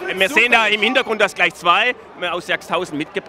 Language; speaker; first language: German; native; German